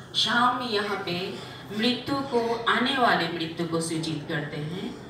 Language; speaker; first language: Hindi; non-native, local second language; Manipuri